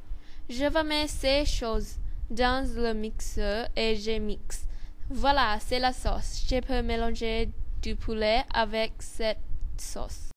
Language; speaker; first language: French; non-native, learner; Thai